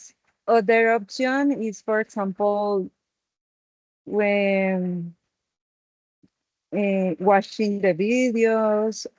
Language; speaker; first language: English; non-native, learner; Spanish